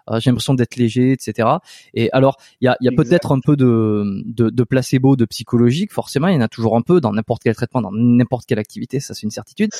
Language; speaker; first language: French; native; French